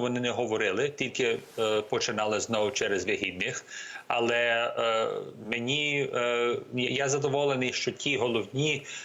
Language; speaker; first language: Ukrainian; early bilingual, heritage; Ukrainian